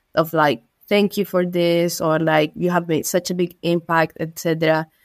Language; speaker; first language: English; non-native, fluent; Spanish